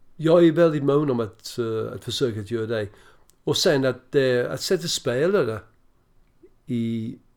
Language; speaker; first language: Swedish; non-native, fluent; English